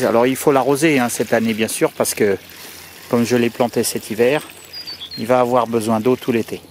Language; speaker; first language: French; native; French